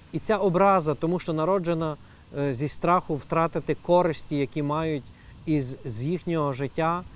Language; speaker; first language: Ukrainian; native; Ukrainian